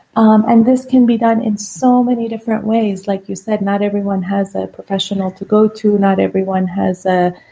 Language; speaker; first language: English; non-native, fluent; Persian